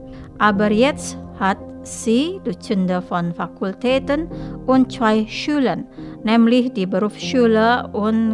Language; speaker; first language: German; non-native, fluent; Indonesian